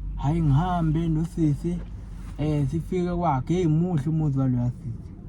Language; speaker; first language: Zulu; native; Zulu